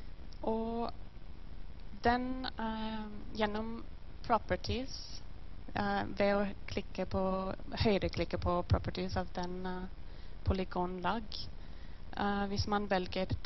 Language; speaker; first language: Norwegian; non-native, learner; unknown